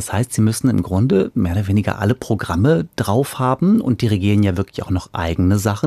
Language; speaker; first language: German; native; German